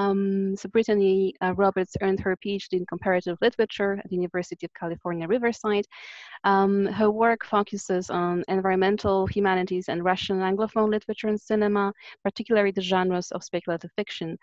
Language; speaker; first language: English; non-native, fluent; Polish